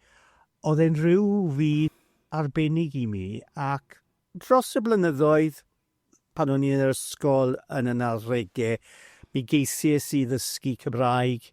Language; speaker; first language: Welsh; non-native, fluent; English